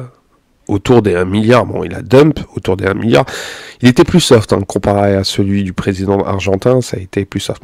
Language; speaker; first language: French; native; French